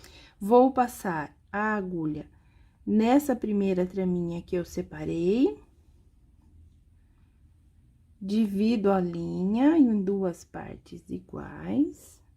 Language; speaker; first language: Portuguese; native; Portuguese